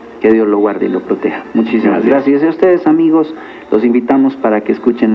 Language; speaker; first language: Spanish; native; Spanish